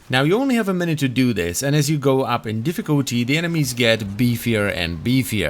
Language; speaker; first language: English; non-native, fluent; Czech